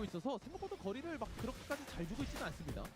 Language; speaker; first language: Korean; native; Korean